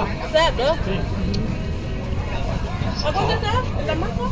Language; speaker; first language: Spanish; non-native, learner; Thai